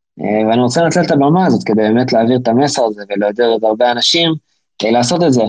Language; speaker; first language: Hebrew; native; Hebrew